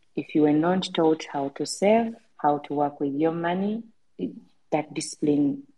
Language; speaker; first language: English; non-native, local second language; Ganda